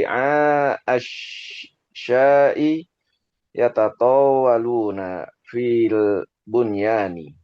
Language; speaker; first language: Arabic; non-native, learner; Indonesian